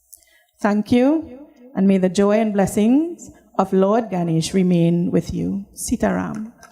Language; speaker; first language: English; native; English